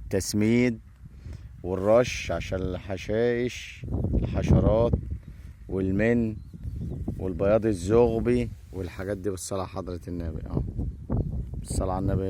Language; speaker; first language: Arabic; native; Arabic